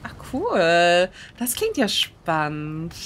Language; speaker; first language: German; native; German